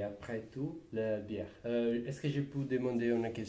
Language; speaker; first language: French; non-native, learner; Portuguese